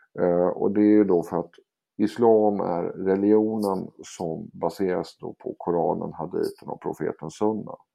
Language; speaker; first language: Swedish; native; Swedish